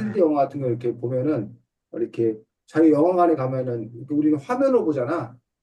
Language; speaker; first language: Korean; native; Korean